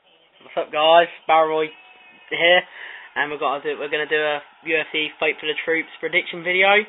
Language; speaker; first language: English; native; English